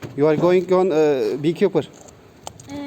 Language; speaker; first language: English; non-native, learner; Turkish